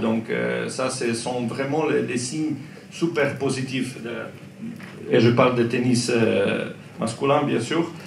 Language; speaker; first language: French; non-native, learner; Croatian